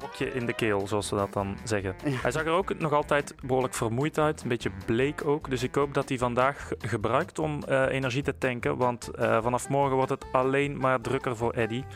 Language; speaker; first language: Dutch; native; Dutch